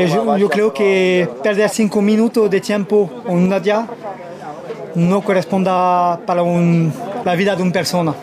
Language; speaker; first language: Spanish; non-native, learner; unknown